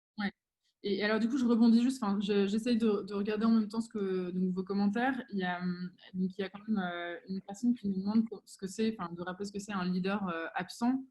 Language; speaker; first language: French; native; French